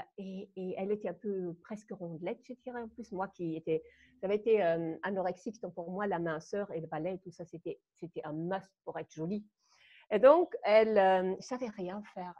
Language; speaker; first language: French; non-native, fluent; German